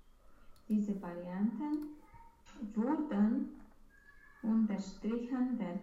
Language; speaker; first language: German; non-native, learner; Romanian